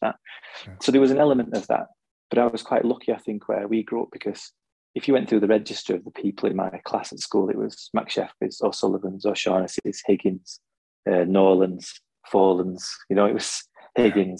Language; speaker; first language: English; native; English